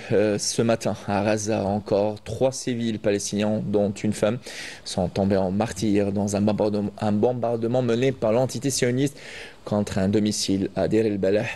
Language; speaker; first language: French; non-native, local second language; Arabic